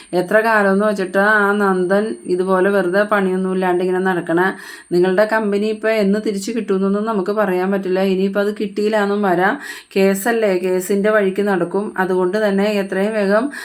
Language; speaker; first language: Malayalam; native; Malayalam